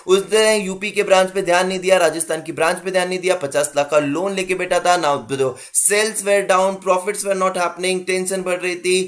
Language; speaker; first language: Hindi; non-native, local second language; Marathi